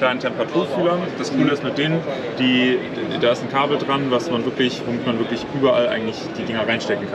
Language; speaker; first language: German; native; German